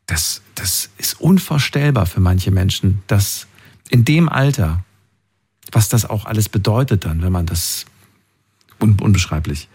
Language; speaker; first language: German; native; German